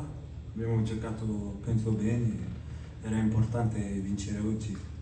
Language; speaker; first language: Italian; non-native, fluent; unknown